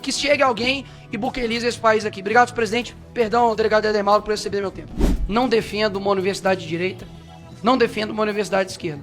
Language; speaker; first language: Portuguese; native; Portuguese